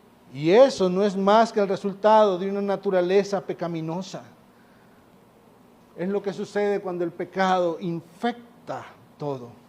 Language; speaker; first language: Spanish; native; Spanish